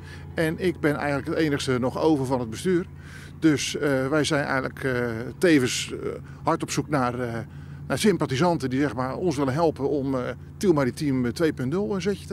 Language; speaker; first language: Dutch; native; Dutch